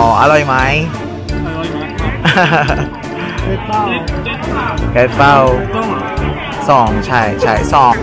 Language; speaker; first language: Thai; non-native, learner; Filipino